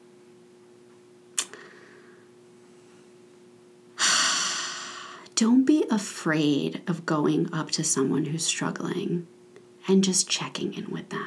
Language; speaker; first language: English; native; English